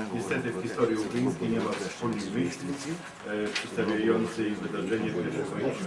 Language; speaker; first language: Polish; non-native, learner; Ukrainian